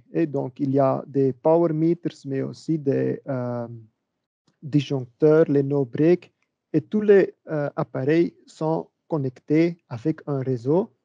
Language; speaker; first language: French; non-native, learner; Dutch